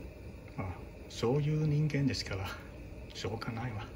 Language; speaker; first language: Japanese; non-native, fluent; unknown